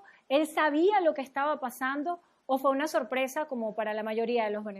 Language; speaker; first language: Spanish; native; Spanish